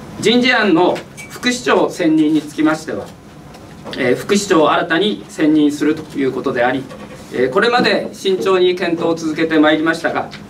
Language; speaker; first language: Japanese; native; Japanese